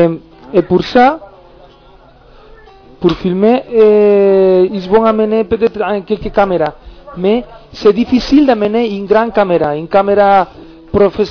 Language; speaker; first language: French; non-native, learner; Spanish